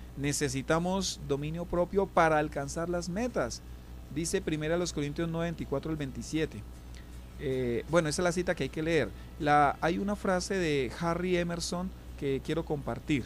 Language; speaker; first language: Spanish; native; Spanish